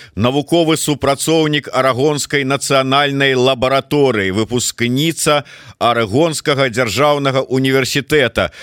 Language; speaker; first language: Belarusian; non-native, local second language; Russian